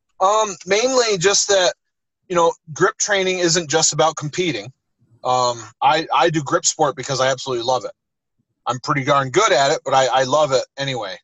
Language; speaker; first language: English; native; English